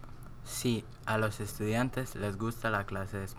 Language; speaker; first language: Spanish; non-native, learner; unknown